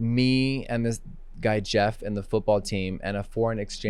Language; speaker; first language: English; native; English